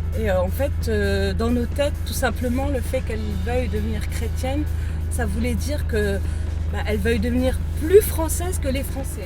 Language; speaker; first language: French; early bilingual, other home language; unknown